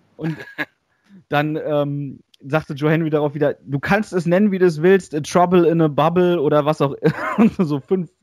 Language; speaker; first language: German; native; German